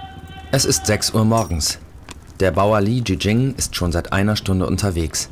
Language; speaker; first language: German; native; German